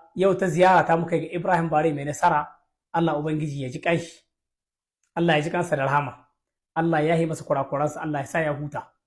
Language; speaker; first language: Hausa; native; Hausa